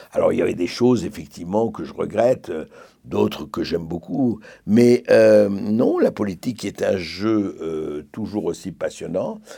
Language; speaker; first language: French; native; French